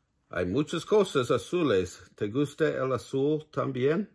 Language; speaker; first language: Spanish; non-native, learner; English